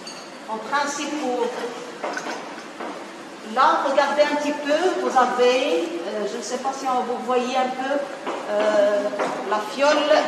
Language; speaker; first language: French; non-native, local second language; Arabic